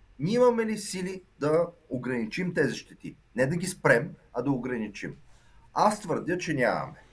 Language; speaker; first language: Bulgarian; native; Bulgarian